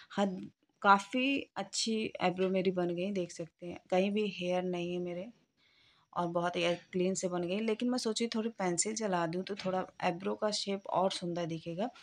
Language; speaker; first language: Hindi; native; Hindi